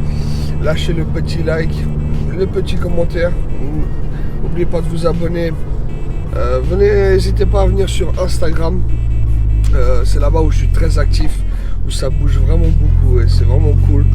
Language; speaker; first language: French; native; French